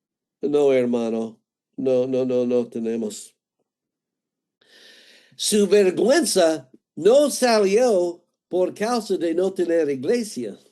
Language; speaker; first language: Spanish; non-native, fluent; English